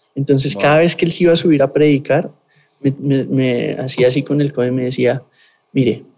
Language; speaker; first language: Spanish; native; Spanish